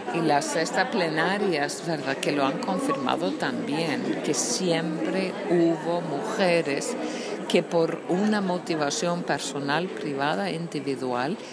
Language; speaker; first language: Spanish; non-native, fluent; Icelandic